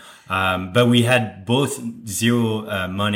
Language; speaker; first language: English; non-native, fluent; French